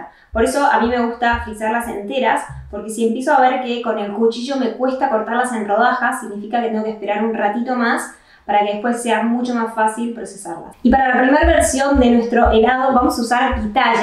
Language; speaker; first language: Spanish; native; Spanish